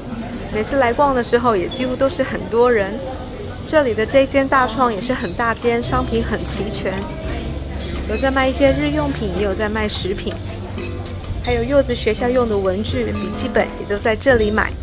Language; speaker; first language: Chinese; native; Chinese